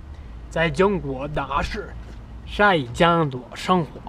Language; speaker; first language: Chinese; non-native, fluent; English